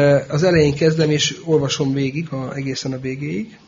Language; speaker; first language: Hungarian; native; Hungarian